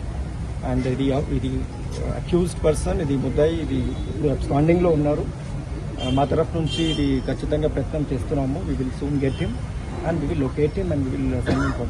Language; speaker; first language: Telugu; non-native, learner; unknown